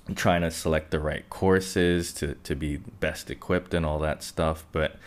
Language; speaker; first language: English; non-native, local second language; Japanese